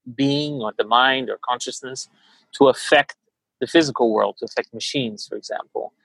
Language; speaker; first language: English; early bilingual, other home language; Portuguese